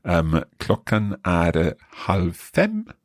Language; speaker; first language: Swedish; non-native, learner; English